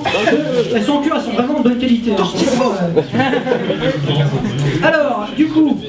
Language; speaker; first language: French; native; French